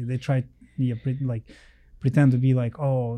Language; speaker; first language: English; non-native, learner; Russian